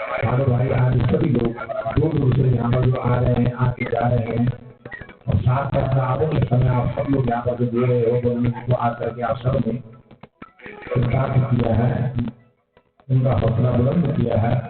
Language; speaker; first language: Hindi; native; Hindi